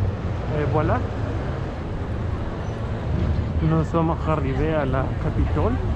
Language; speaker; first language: French; non-native, learner; Spanish